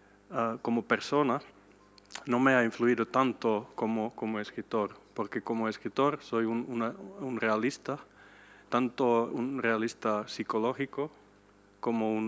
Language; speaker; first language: Spanish; non-native, fluent; Swedish